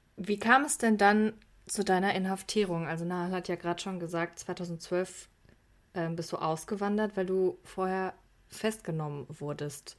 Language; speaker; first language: German; early bilingual, other home language; Persian